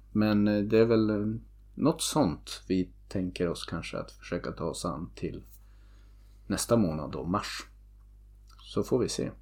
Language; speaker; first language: Swedish; native; Swedish